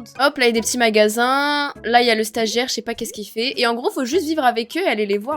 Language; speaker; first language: French; native; French